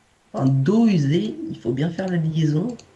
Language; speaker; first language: French; native; French